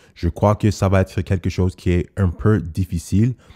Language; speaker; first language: French; non-native, fluent; English